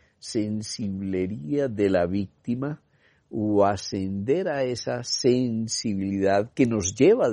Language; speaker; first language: Spanish; native; Spanish